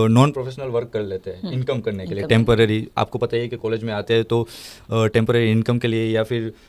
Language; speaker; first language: Hindi; non-native, local second language; Gujarati